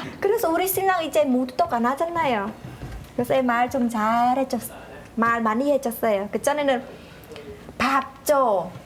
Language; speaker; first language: Korean; non-native, learner; Khmer